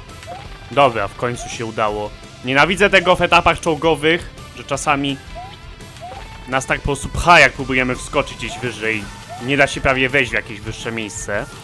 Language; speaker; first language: Polish; native; Polish